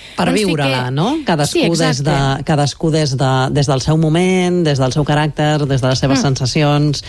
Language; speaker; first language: Catalan; native; Catalan